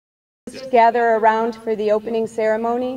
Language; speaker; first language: English; native; English